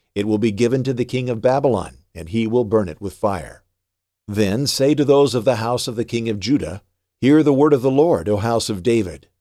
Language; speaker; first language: English; native; English